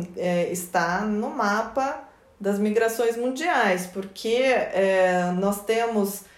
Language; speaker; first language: Portuguese; non-native, fluent; Russian